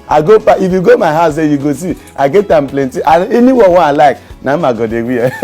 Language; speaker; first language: Nigerian Pidgin; non-native, local second language; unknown